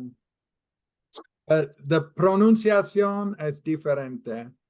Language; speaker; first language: Spanish; non-native, fluent; English